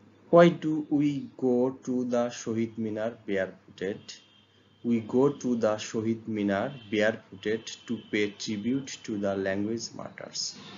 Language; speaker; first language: English; non-native, local second language; Bangla